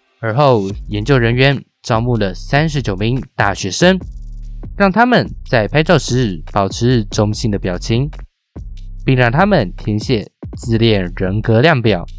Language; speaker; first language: Chinese; native; Chinese